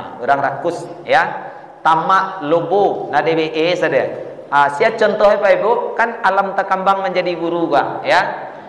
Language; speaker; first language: Malay; non-native, local second language; Minangkabau